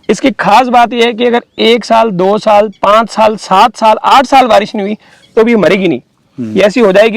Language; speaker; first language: Hindi; native; Hindi